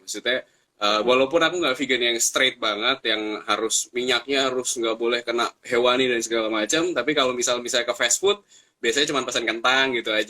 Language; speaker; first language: Indonesian; native; Indonesian